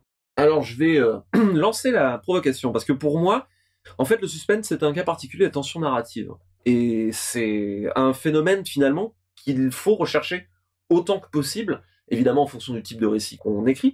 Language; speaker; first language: French; native; French